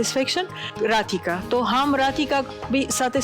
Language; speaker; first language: Hindi; non-native, learner; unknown